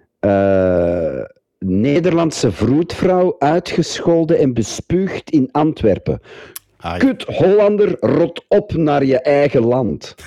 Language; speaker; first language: Dutch; native; Dutch